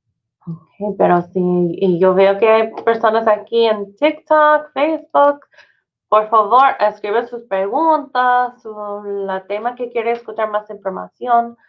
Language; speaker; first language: Spanish; non-native, fluent; English